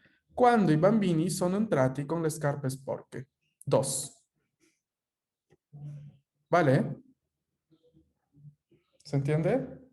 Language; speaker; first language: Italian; non-native, fluent; Spanish